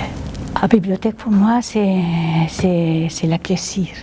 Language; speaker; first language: French; non-native, fluent; Spanish